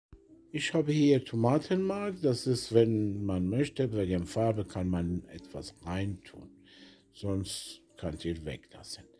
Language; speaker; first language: German; non-native, learner; Persian